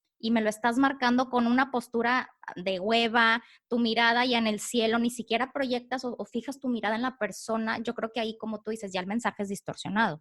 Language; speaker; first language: Spanish; native; Spanish